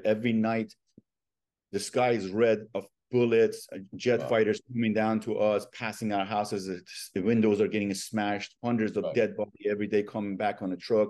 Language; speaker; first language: English; non-native, fluent; Persian